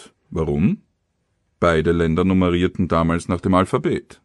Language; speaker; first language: German; native; German